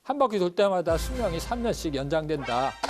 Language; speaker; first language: Korean; native; Korean